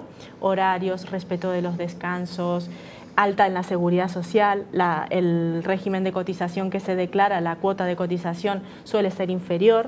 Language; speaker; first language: Spanish; native; Spanish